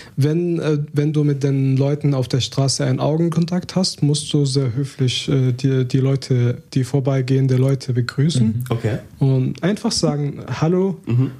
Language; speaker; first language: German; non-native, learner; Arabic